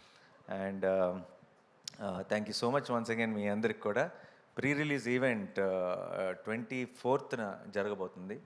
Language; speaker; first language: Telugu; native; Telugu